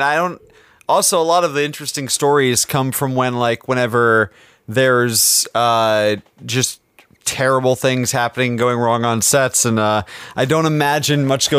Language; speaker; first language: English; native; English